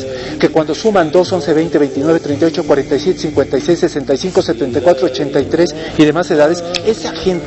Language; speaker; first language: Spanish; native; Spanish